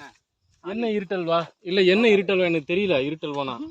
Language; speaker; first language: Tamil; native; Tamil